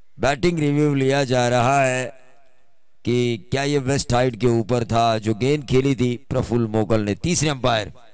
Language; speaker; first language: Hindi; non-native, local second language; Marathi